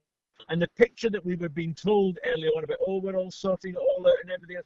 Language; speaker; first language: English; native; English